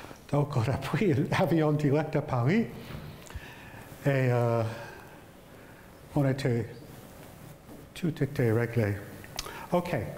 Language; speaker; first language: French; non-native, fluent; English